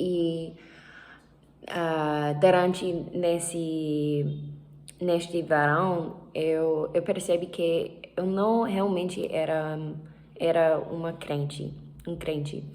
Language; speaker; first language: Portuguese; non-native, learner; English